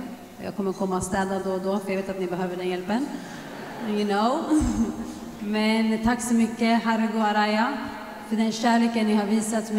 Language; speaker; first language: Swedish; early bilingual, other home language; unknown